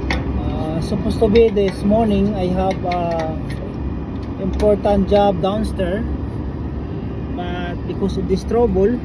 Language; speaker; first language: English; non-native, learner; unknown